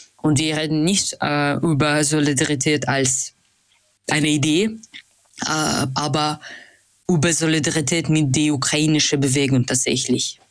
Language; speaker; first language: German; non-native, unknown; Russian